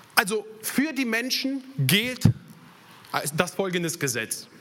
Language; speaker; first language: German; non-native, fluent; Italian